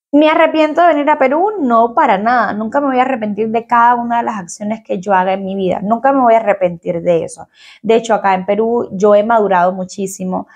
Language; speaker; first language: Spanish; native; Spanish